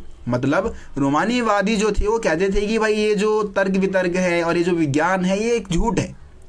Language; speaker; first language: Hindi; native; Hindi